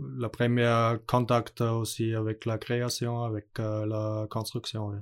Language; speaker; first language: French; non-native, learner; German